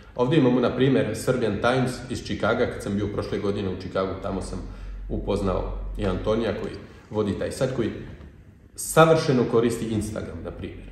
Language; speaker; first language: Bosnian; non-native, fluent; French